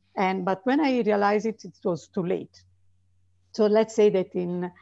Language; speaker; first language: English; non-native, fluent; Italian